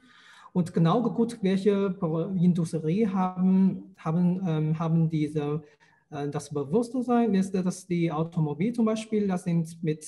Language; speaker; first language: German; non-native, fluent; Chinese